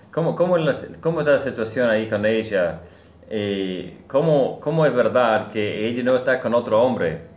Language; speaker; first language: Spanish; non-native, learner; English